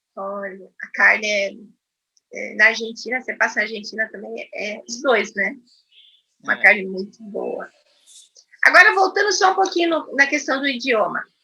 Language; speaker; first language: Portuguese; non-native, fluent; Spanish